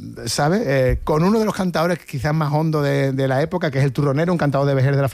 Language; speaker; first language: Spanish; native; Spanish